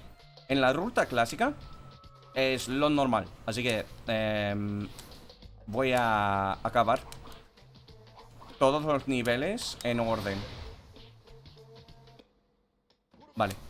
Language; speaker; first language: Spanish; non-native, fluent; English